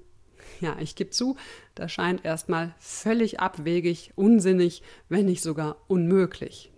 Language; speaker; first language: German; native; German